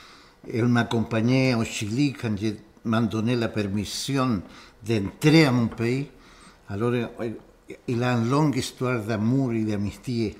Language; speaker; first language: French; non-native, fluent; Spanish